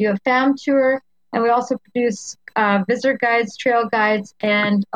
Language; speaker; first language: English; native; English